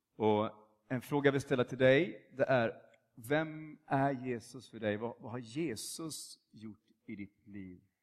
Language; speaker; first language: Swedish; native; Swedish